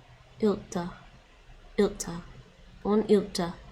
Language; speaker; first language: Finnish; non-native, learner; English